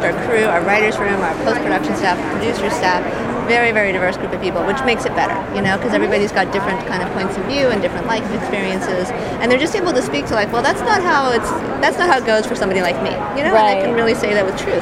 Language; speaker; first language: English; native; English